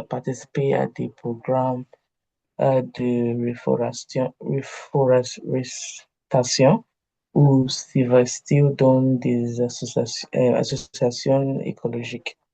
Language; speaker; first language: French; non-native, learner; Igbo